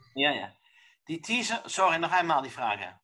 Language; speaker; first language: German; non-native, learner; Dutch